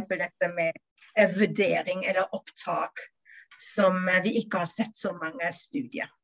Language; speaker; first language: Norwegian; non-native, fluent; German